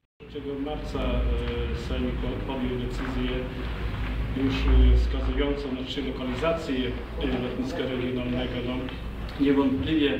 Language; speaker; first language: Polish; native; Polish